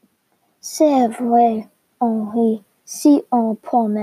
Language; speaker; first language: French; non-native, learner; English